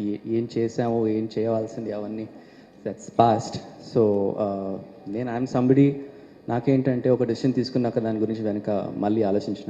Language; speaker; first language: Telugu; native; Telugu